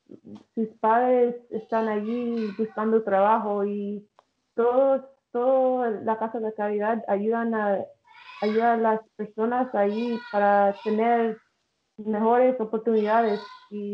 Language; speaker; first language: Spanish; early bilingual, heritage; English